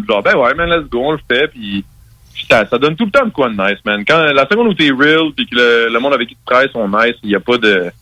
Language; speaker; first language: French; native; French